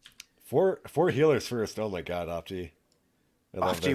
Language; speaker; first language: English; native; English